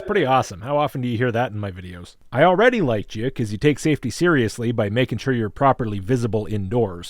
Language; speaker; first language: English; native; English